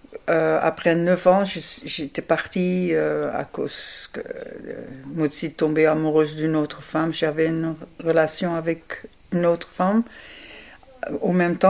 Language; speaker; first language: French; non-native, fluent; Dutch